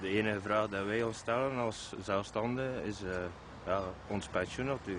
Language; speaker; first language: Dutch; native; Dutch